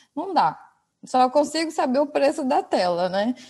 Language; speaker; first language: Portuguese; native; Portuguese